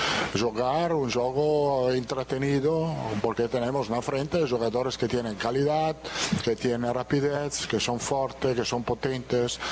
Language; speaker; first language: Portuguese; non-native, fluent; Italian